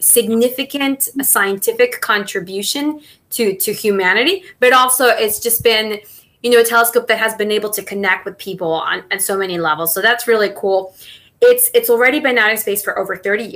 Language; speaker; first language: English; non-native, fluent; Spanish